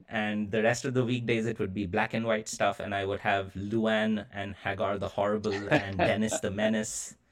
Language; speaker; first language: English; non-native, local second language; Bangla